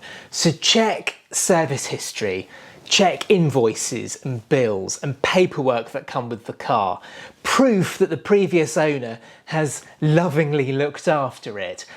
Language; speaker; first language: English; native; English